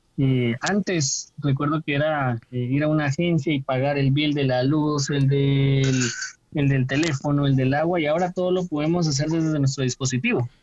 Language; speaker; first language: Spanish; native; Spanish